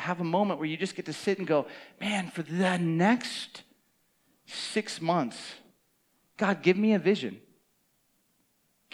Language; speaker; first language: English; native; English